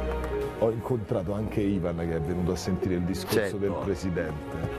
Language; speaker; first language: Italian; native; Italian